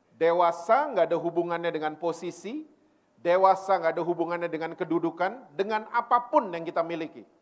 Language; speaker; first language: Indonesian; native; Indonesian